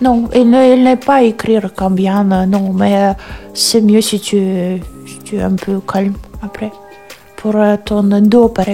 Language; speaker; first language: French; non-native, learner; Russian